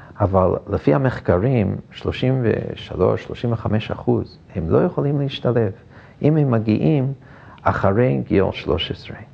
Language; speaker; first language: Hebrew; non-native, fluent; English